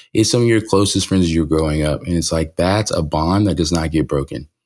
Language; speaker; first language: English; native; English